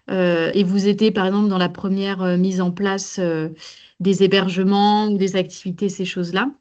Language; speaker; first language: French; native; French